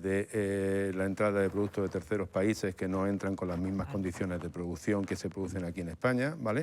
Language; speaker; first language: Spanish; native; Spanish